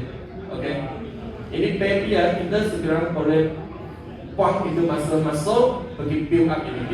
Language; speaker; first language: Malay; non-native, local second language; Chinese